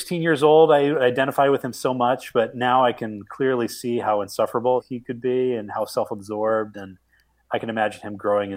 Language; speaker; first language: English; native; English